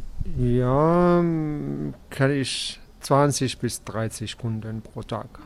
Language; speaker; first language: German; non-native, fluent; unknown